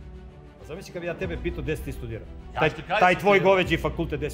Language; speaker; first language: Serbian; native; Serbian